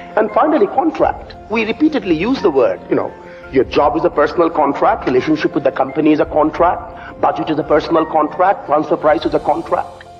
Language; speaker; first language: English; non-native, local second language; Bangla